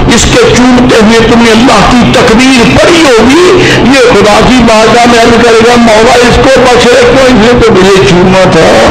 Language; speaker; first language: Urdu; non-native, local second language; Punjabi